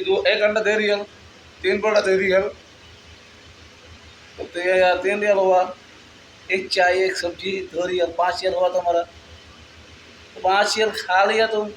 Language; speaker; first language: Hindi; non-native, learner; Bangla